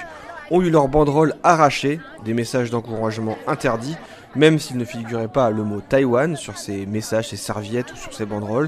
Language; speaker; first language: French; native; French